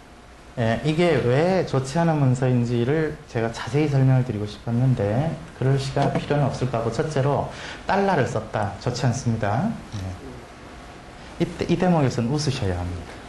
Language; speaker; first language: Korean; native; Korean